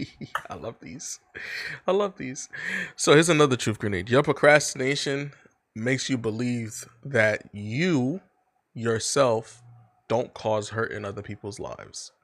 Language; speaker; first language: English; native; English